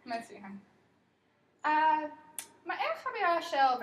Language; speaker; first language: Hebrew; non-native, learner; English